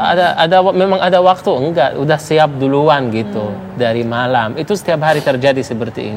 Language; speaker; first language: Indonesian; non-native, fluent; Arabic